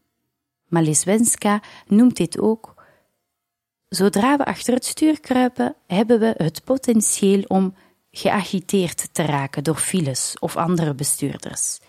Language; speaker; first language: Dutch; native; Dutch